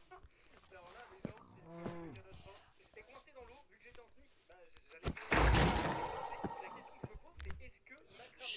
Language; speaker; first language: French; native; French